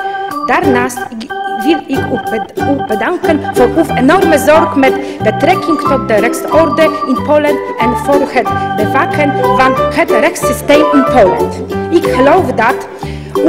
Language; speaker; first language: German; non-native, learner; Polish